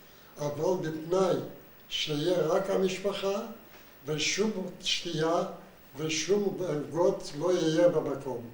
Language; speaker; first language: Hebrew; non-native, fluent; Yiddish